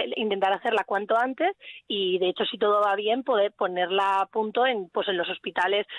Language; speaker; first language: Spanish; native; Spanish